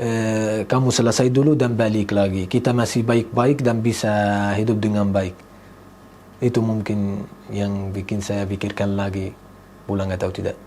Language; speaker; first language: Indonesian; non-native, fluent; Arabic